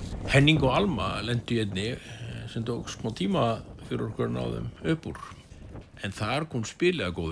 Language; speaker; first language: Icelandic; native; Icelandic